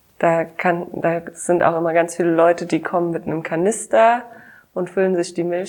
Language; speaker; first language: German; native; German